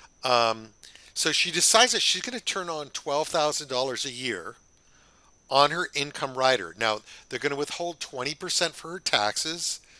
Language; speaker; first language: English; native; English